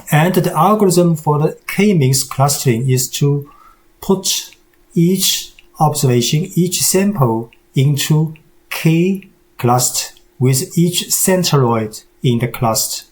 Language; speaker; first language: English; non-native, fluent; Chinese